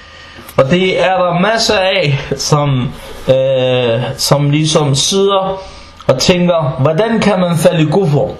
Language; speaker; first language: Danish; non-native, fluent; Arabic